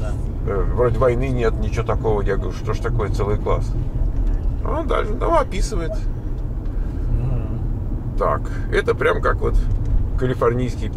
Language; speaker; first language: Russian; native; Russian